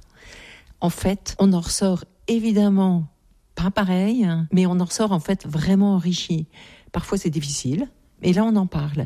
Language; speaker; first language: French; native; French